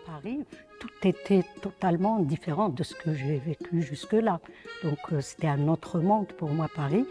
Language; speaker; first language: French; non-native, local second language; Arabic